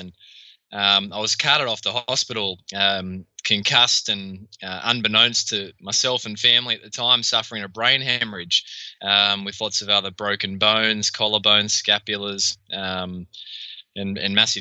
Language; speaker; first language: English; native; English